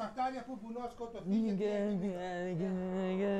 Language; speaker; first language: Greek; early bilingual, heritage; English